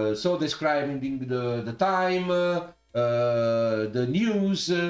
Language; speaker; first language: English; non-native, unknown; Italian